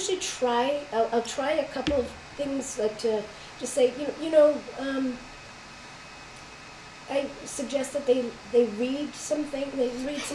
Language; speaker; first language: English; native; English